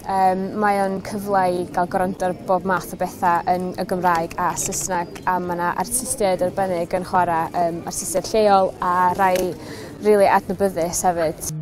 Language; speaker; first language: Welsh; native; Welsh